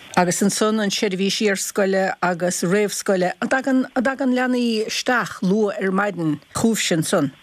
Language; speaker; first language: Irish; native; Irish